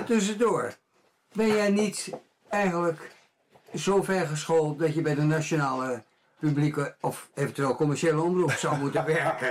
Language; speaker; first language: Dutch; native; Dutch